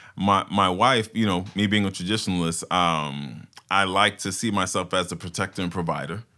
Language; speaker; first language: English; early bilingual, other home language; Haitian Creole